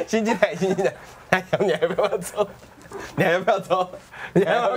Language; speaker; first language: Chinese; native; Chinese